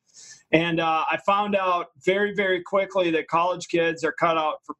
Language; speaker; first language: English; native; English